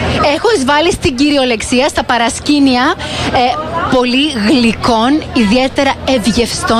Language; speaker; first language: Greek; native; Greek